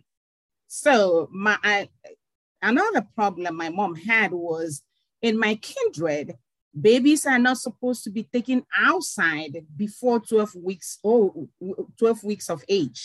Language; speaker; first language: English; non-native, local second language; Igbo